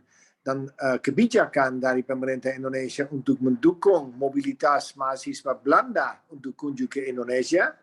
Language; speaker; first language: Indonesian; non-native, fluent; Dutch